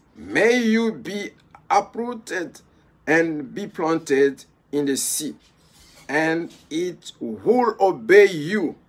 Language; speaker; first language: English; non-native, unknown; Lingala